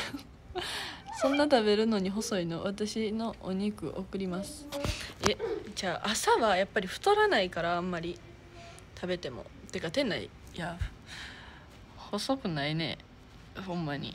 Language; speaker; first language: Japanese; native; Japanese